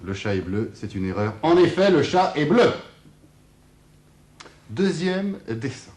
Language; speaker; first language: French; native; French